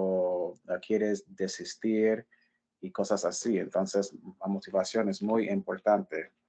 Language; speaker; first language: Spanish; non-native, fluent; English